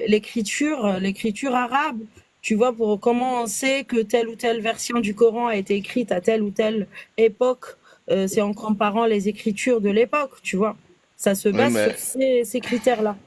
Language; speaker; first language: French; native; French